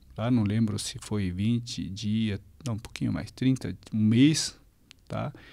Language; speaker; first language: Portuguese; non-native, fluent; Spanish